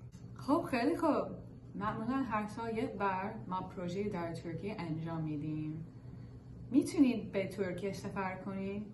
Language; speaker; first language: Persian; non-native, learner; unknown